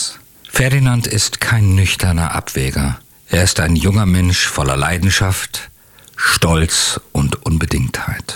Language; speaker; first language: German; native; German